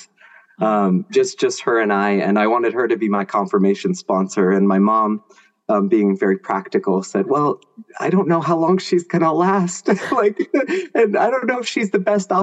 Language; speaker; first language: English; native; English